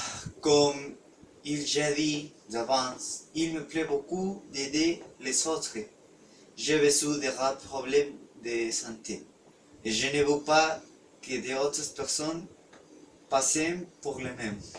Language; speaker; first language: French; non-native, learner; Spanish